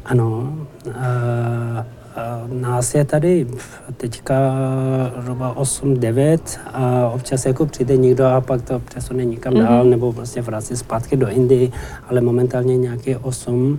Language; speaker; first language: Czech; non-native, learner; Tibetan